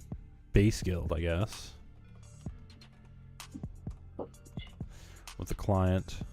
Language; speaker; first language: English; native; English